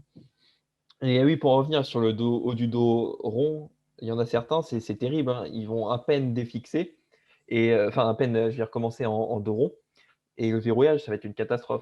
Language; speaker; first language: French; native; French